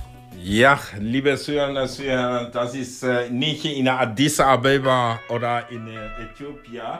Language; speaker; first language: German; non-native, fluent; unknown